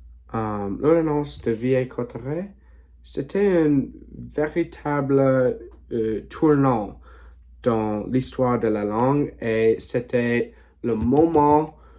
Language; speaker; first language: French; non-native, learner; English